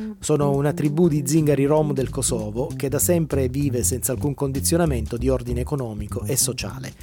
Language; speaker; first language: Italian; native; Italian